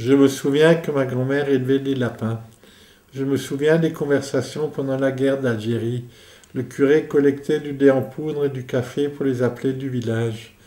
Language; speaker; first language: French; native; French